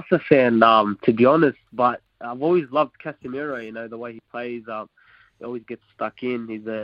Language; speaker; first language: English; non-native, local second language; Arabic